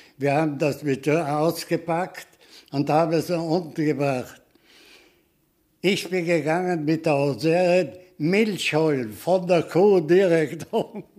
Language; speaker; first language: German; native; German